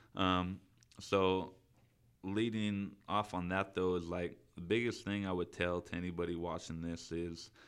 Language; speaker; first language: English; native; English